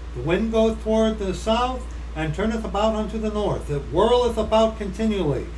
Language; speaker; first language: English; native; English